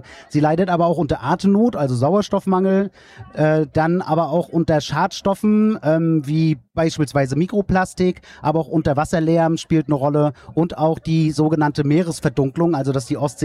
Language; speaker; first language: German; native; German